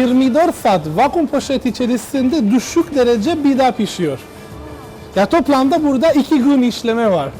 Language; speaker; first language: Turkish; non-native, learner; Italian